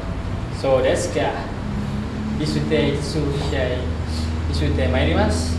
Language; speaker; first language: Japanese; non-native, learner; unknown